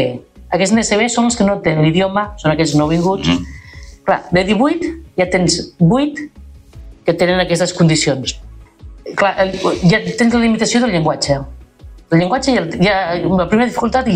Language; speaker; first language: Catalan; native; Catalan